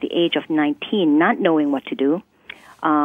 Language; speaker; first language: English; non-native, local second language; Cantonese